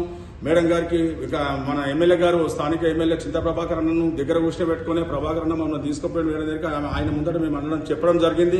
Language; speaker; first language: Telugu; native; Telugu